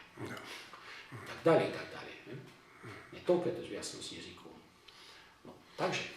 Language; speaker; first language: Russian; non-native, learner; Catalan